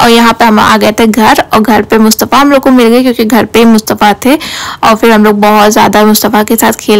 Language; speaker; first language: Hindi; native; Hindi